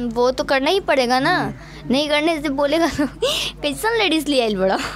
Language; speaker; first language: Hindi; non-native, local second language; Bhojpuri